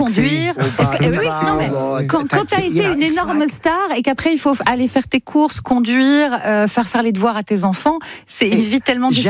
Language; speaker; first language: French; native; French